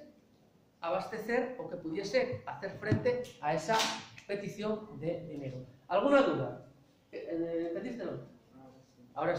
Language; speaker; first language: Spanish; native; Spanish